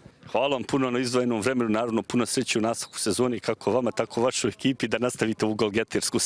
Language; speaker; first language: Bosnian; native; Bosnian